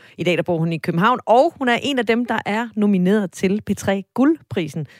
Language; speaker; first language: Danish; native; Danish